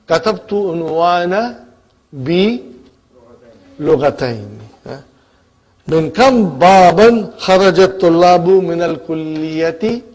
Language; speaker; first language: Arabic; non-native, fluent; English